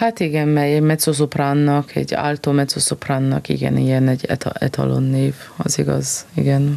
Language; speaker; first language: Hungarian; non-native, fluent; Romanian